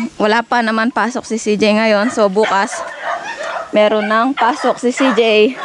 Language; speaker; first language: Filipino; native; Filipino